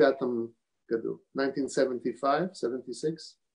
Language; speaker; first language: Russian; early bilingual, heritage; Russian